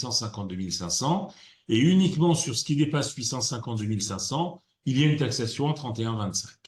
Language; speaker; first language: French; native; French